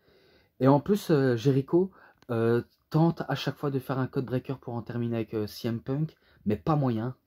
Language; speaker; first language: French; native; French